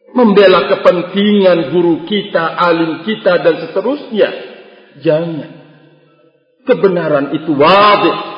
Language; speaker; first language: Malay; non-native, local second language; Sasak